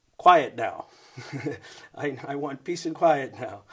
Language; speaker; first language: English; native; English